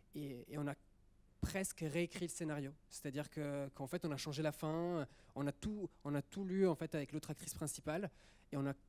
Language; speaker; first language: French; early bilingual, other home language; Italian